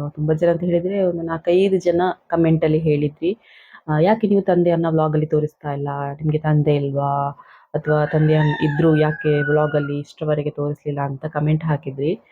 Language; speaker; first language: Kannada; non-native, local second language; Tulu